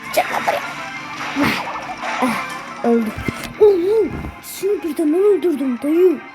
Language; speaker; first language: Turkish; non-native, learner; Azerbaijani